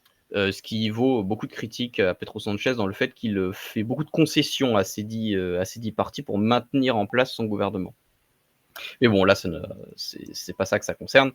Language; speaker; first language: French; native; French